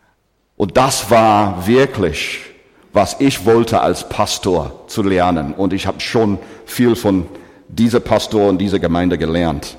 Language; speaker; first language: German; non-native, fluent; English